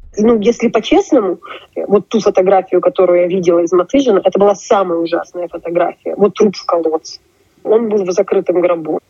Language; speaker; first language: Russian; non-native, local second language; Ukrainian